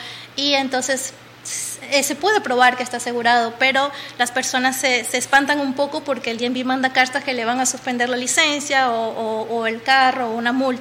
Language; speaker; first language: Spanish; native; Spanish